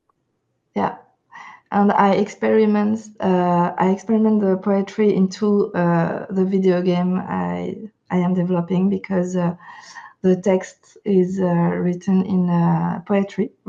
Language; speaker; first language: English; non-native, fluent; French